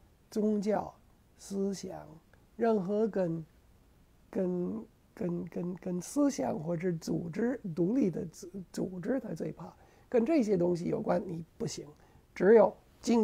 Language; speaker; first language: Chinese; non-native, fluent; English